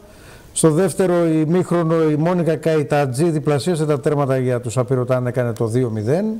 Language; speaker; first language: Greek; native; Greek